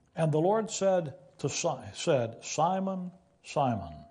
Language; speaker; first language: English; native; English